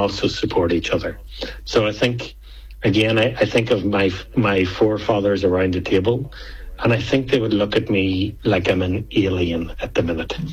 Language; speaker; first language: English; native; English